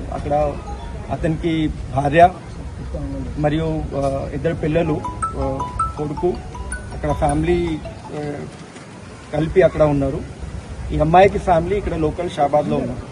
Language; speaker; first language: Telugu; non-native, learner; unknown